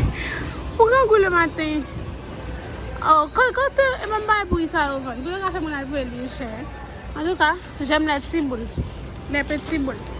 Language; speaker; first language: French; non-native, learner; Haitian Creole